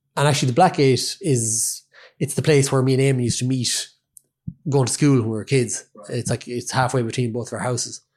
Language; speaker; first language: English; native; English